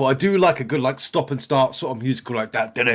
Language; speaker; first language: English; native; English